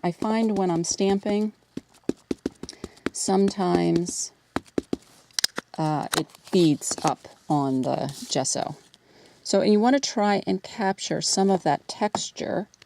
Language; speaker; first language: English; native; English